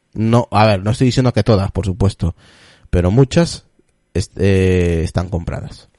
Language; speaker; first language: Spanish; native; Spanish